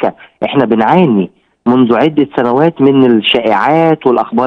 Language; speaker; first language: Arabic; native; Arabic